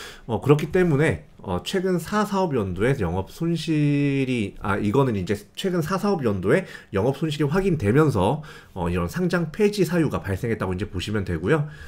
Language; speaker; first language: Korean; native; Korean